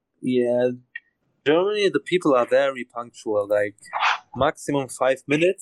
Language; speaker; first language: English; non-native, learner; German